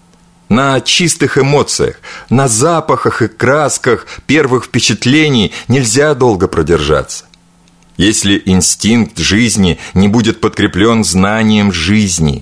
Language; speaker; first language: Russian; native; Russian